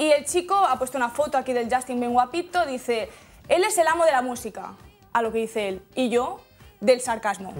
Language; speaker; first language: Spanish; native; Spanish